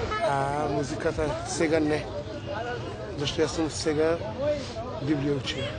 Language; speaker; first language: Macedonian; non-native, local second language; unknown